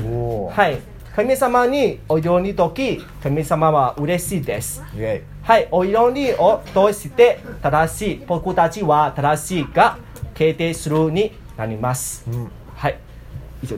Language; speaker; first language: Japanese; non-native, learner; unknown